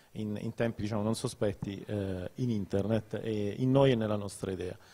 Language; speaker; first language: Italian; native; Italian